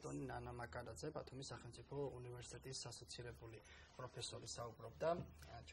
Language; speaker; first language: Georgian; native; Georgian